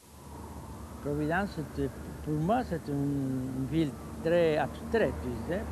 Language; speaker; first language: French; non-native, fluent; Spanish